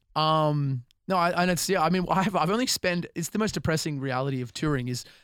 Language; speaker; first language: English; native; English